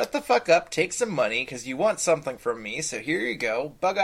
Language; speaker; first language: English; native; English